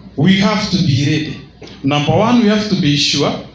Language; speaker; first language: English; non-native, local second language; Swahili